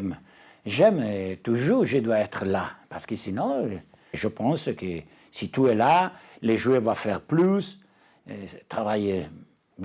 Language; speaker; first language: French; non-native, learner; Italian